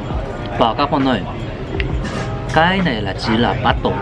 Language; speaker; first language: Vietnamese; non-native, fluent; Korean